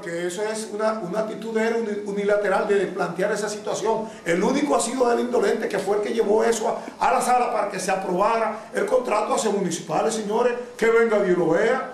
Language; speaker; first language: Spanish; native; Spanish